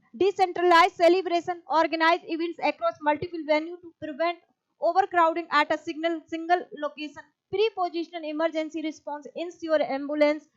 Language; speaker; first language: English; non-native, local second language; Hindi